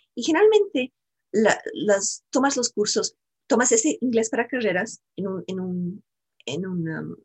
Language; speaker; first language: Spanish; native; Spanish